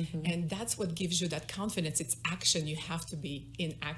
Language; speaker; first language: English; non-native, fluent; Russian